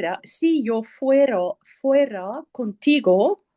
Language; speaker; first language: Spanish; non-native, learner; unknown